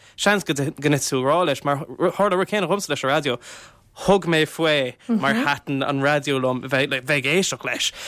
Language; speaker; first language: Irish; non-native, local second language; English